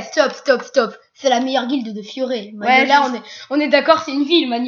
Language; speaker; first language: French; native; French